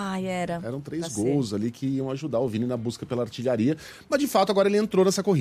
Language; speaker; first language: Portuguese; native; Portuguese